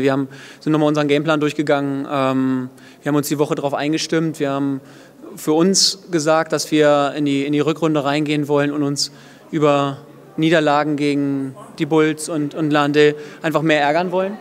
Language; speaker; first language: German; native; German